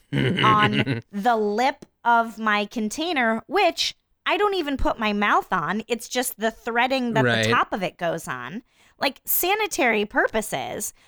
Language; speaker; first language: English; native; English